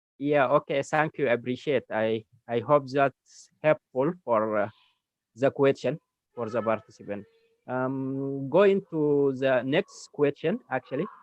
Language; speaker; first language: English; non-native, learner; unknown